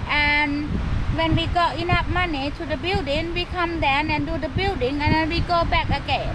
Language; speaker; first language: English; non-native, learner; Thai